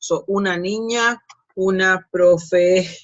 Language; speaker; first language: Spanish; non-native, fluent; English